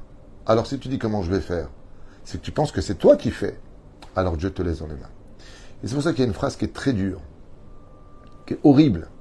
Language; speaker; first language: French; native; French